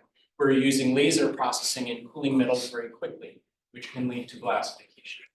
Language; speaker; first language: English; native; English